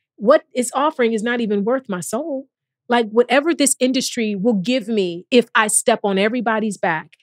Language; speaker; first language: English; native; English